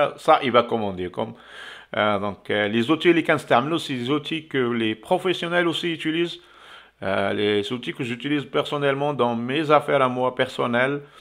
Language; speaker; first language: French; non-native, local second language; Arabic